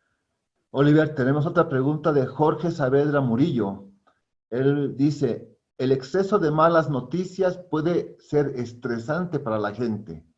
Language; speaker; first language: Spanish; native; Spanish